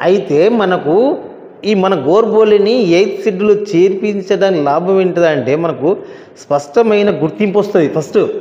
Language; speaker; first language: Telugu; non-native, local second language; Lambadi